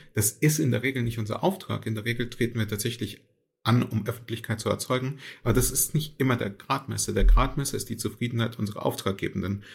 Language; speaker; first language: German; early bilingual, other home language; Russian